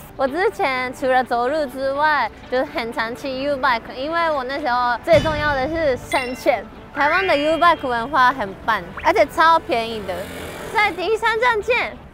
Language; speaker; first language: Chinese; non-native, fluent; Japanese